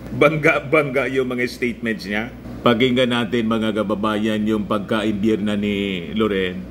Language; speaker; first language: Filipino; native; Filipino